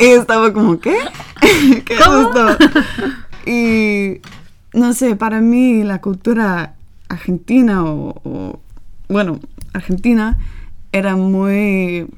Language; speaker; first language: Spanish; non-native, learner; English